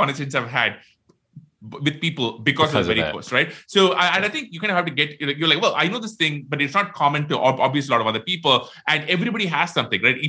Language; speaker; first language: English; non-native, local second language; Tamil